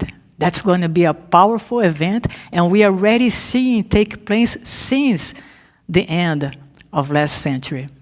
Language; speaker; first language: English; non-native, fluent; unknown